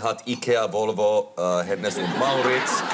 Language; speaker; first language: German; non-native, learner; Finnish